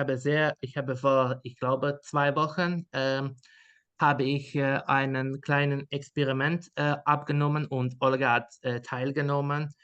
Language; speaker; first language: German; non-native, learner; Dutch